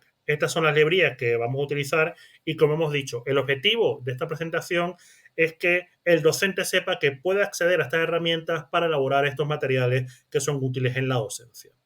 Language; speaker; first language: Spanish; native; Spanish